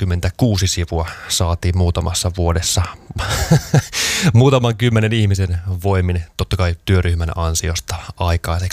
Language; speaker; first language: Finnish; native; Finnish